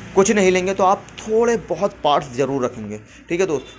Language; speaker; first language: Hindi; native; Hindi